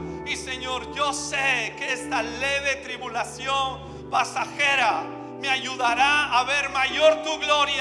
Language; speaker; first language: Spanish; native; Spanish